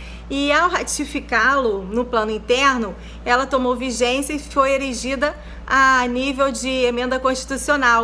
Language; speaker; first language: Portuguese; native; Portuguese